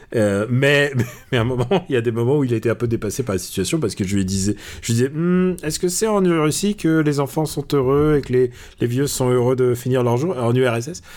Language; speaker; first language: French; native; French